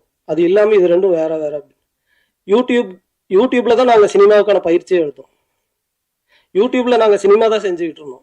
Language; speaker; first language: Tamil; native; Tamil